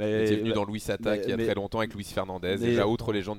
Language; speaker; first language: French; native; French